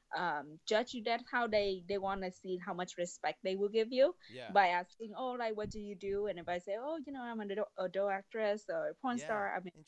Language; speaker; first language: English; non-native, fluent; Vietnamese